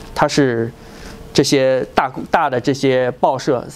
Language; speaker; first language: Chinese; native; Chinese